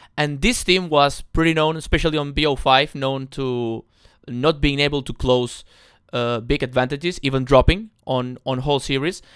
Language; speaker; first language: English; non-native, fluent; Spanish